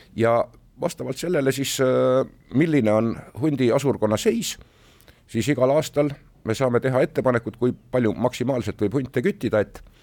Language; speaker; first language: Estonian; native; Estonian